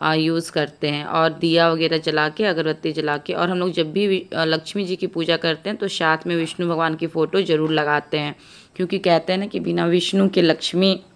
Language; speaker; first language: Hindi; native; Hindi